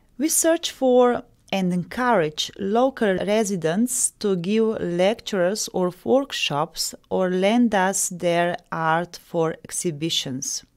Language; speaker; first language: English; non-native, fluent; Slovenian